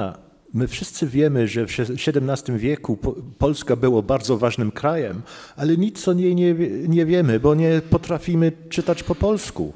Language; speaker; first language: Polish; non-native, fluent; English